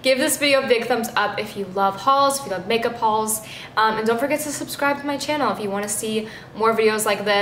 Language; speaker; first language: English; native; English